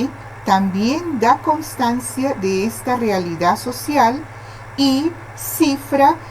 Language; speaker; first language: Spanish; non-native, fluent; Portuguese